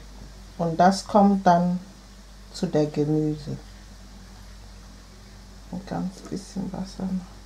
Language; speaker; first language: German; non-native, fluent; Akan